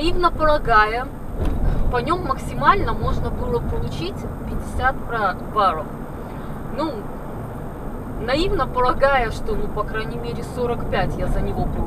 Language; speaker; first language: Russian; native; Russian